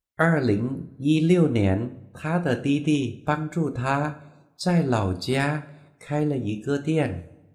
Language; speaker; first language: Chinese; non-native, fluent; Vietnamese